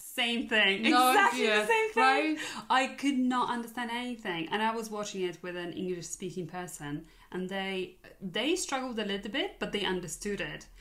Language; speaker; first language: English; non-native, fluent; Polish